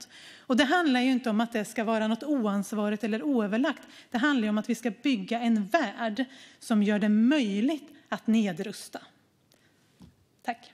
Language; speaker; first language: Swedish; native; Swedish